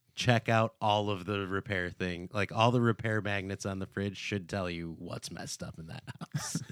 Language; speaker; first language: English; native; English